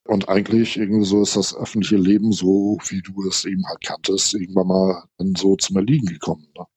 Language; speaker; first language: German; native; German